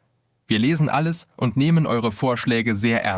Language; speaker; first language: German; non-native, fluent; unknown